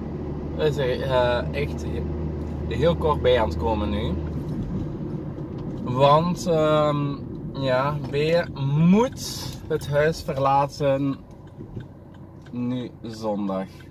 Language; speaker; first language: Dutch; native; Dutch